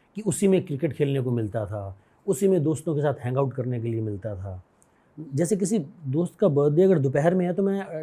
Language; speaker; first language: Hindi; native; Hindi